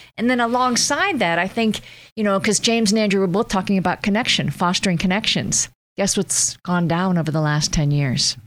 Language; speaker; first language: English; native; English